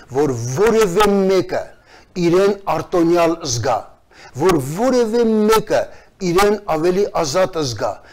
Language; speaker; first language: Armenian; native; Armenian